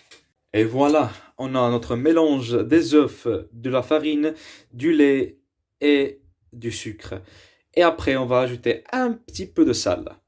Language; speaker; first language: French; non-native, learner; Arabic